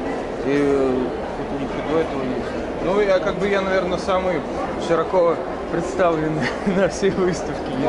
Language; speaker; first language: Russian; native; Russian